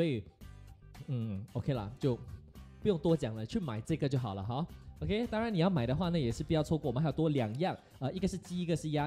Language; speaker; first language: Chinese; native; Chinese